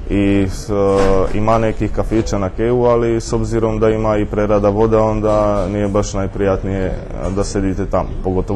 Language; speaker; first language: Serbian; non-native, fluent; Czech